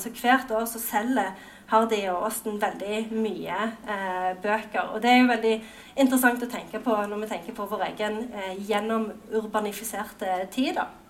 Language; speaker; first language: Norwegian; native; Norwegian